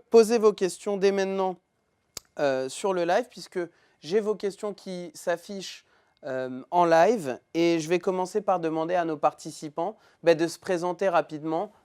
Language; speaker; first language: French; native; French